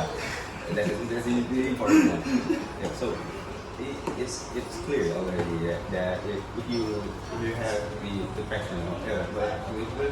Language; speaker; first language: English; non-native, local second language; Indonesian